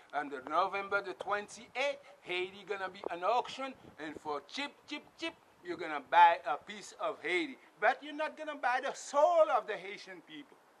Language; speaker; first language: English; non-native, fluent; Haitian Creole